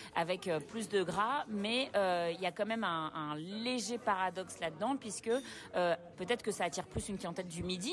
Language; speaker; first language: French; native; French